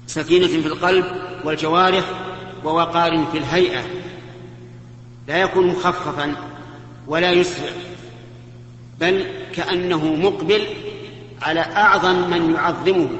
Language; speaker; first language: Arabic; native; Arabic